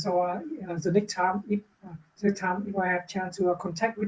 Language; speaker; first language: English; non-native, learner; Vietnamese